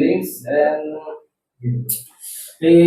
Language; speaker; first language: English; non-native, learner; Indonesian